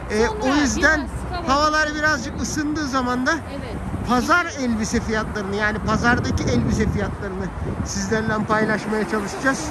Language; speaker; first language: Turkish; native; Turkish